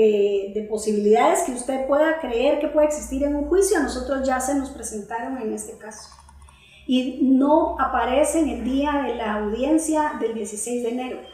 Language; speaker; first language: Spanish; native; Spanish